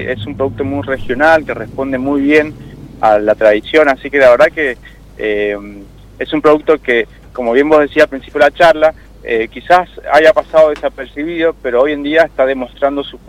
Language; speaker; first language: Spanish; native; Spanish